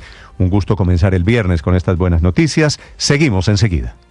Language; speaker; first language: Spanish; native; Spanish